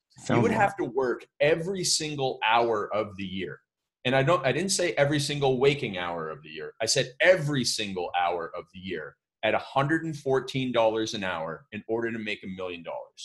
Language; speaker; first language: English; native; English